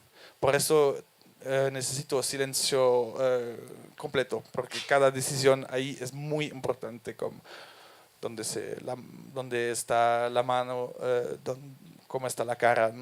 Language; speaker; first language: Spanish; non-native, fluent; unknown